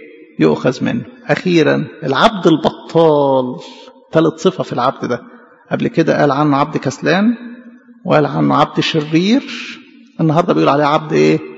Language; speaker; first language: Arabic; native; Arabic